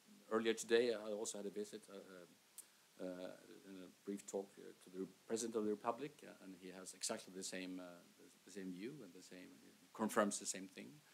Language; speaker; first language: English; non-native, fluent; Swedish